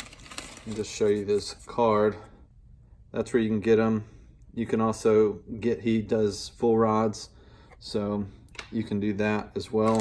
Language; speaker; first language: English; native; English